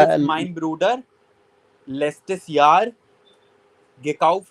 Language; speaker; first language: German; non-native, learner; Hindi